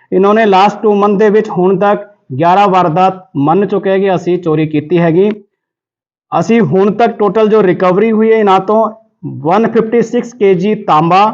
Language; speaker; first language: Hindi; non-native, local second language; Punjabi